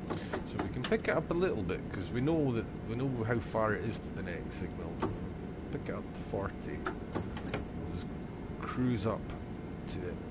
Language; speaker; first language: English; native; English